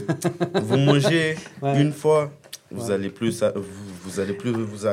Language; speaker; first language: French; early bilingual, other home language; Kabuverdianu